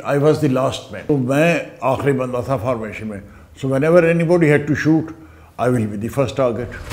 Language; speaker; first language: English; non-native, local second language; Urdu